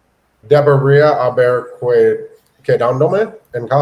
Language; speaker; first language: Spanish; non-native, learner; English